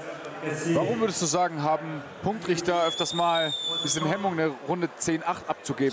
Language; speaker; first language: German; native; German